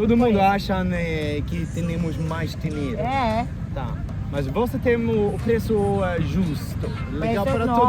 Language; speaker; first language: Portuguese; non-native, learner; Swedish